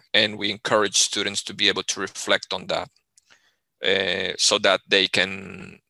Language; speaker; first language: English; non-native, fluent; Spanish